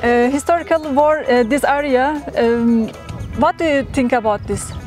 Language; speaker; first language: English; non-native, learner; Turkish